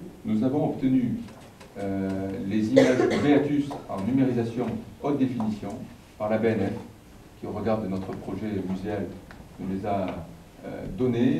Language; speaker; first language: French; native; French